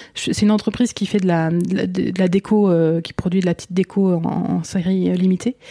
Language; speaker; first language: French; native; French